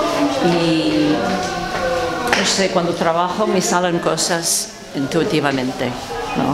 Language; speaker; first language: Spanish; non-native, fluent; English